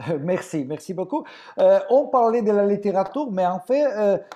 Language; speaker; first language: French; non-native, fluent; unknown